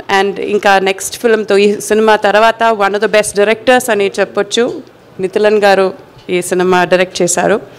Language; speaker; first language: Telugu; non-native, fluent; Malayalam